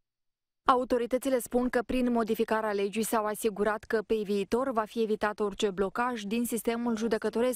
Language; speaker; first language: Romanian; native; Romanian